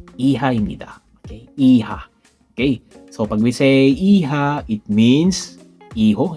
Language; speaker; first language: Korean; non-native, fluent; Filipino